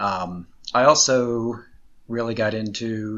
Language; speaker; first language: English; native; English